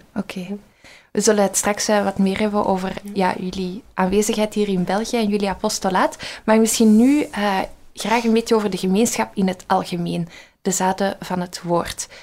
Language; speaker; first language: Dutch; native; Dutch